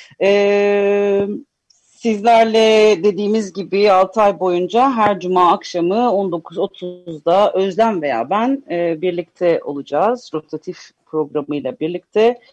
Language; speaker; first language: Turkish; early bilingual, heritage; Turkish